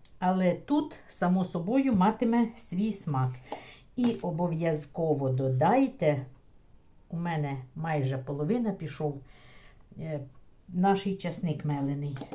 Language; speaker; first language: Ukrainian; non-native, local second language; Russian